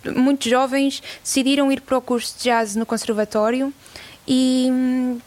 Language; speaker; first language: Portuguese; native; Portuguese